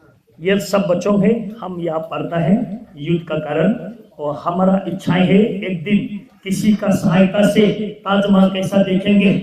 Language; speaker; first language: Hindi; non-native, local second language; Thado Chin